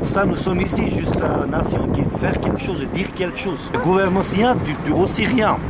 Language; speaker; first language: French; non-native, learner; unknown